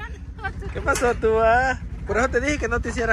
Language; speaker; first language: Spanish; native; Spanish